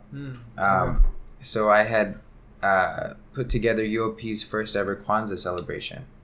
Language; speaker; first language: English; early bilingual, other home language; Hindi